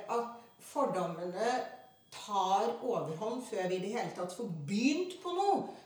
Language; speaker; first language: Norwegian; early bilingual, other home language; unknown